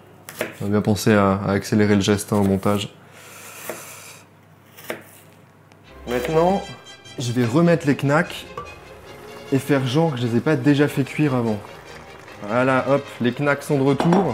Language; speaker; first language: French; native; French